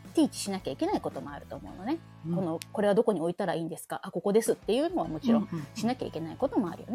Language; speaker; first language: Japanese; native; Japanese